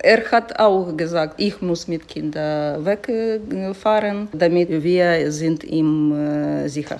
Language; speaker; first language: German; non-native, learner; Ukrainian